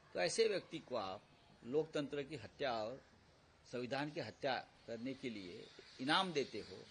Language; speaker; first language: Hindi; non-native, local second language; Marathi